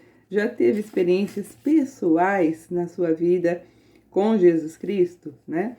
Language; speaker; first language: Portuguese; native; Portuguese